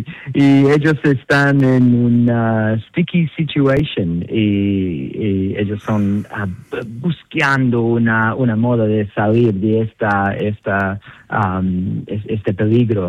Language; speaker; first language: Spanish; non-native, learner; English